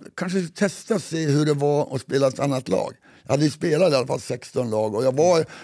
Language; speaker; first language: Swedish; native; Swedish